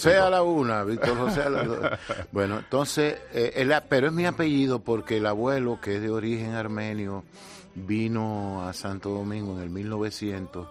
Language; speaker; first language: Spanish; native; Spanish